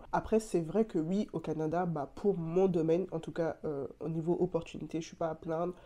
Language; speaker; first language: French; native; French